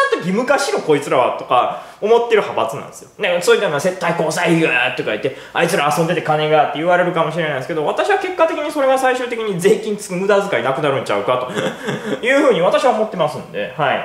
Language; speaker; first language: Japanese; native; Japanese